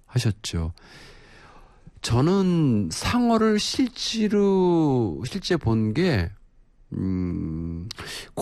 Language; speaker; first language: Korean; native; Korean